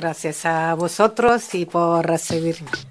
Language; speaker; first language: Spanish; non-native, fluent; Amharic